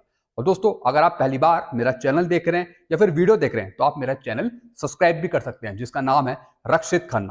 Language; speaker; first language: Hindi; native; Hindi